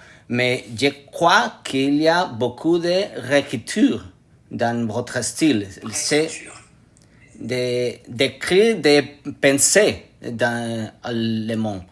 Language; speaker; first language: French; non-native, learner; Spanish